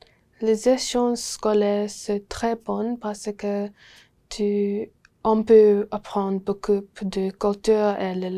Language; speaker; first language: French; non-native, learner; English